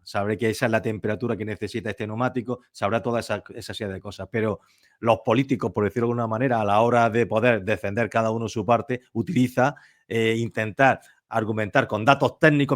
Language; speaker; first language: Spanish; native; Spanish